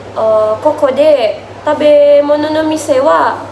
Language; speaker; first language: Japanese; non-native, learner; Indonesian